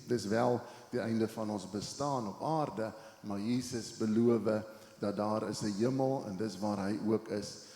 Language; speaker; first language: Afrikaans; native; Afrikaans